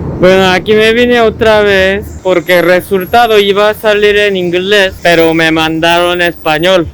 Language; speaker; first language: Spanish; non-native, fluent; Korean